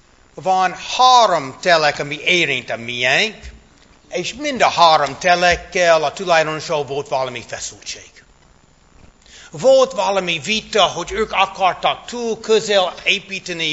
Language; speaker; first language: Hungarian; non-native, fluent; English